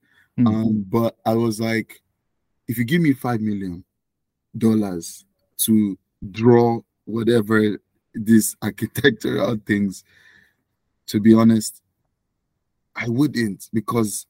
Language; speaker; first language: English; non-native, local second language; Yoruba